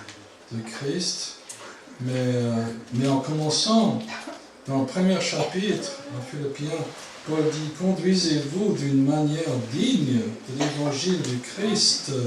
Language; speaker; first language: French; non-native, fluent; English